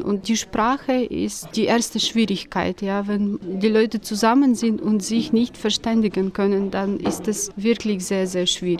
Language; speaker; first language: German; non-native, fluent; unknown